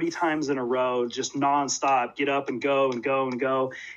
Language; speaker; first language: English; native; English